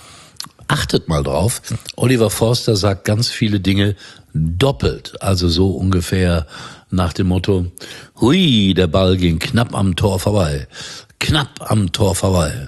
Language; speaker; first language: German; native; German